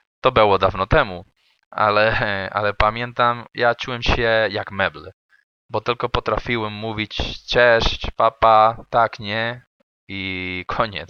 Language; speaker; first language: Polish; non-native, learner; Spanish